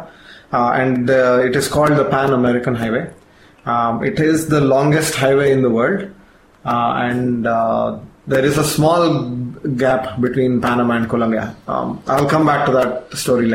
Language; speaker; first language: English; non-native, local second language; Kannada